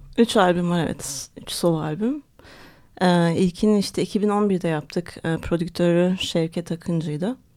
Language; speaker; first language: Turkish; early bilingual, heritage; Turkish